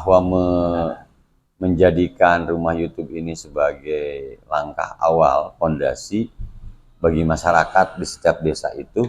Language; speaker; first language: Indonesian; non-native, local second language; Sundanese